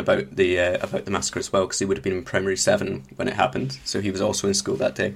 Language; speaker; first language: English; native; English